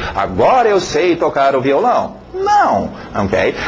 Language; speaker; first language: Portuguese; non-native, fluent; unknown